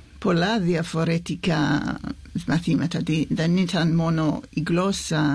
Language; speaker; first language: Greek; non-native, fluent; English